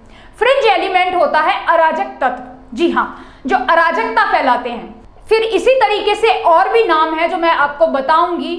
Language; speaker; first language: Hindi; native; Hindi